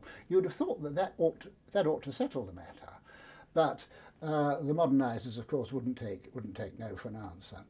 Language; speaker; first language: English; native; English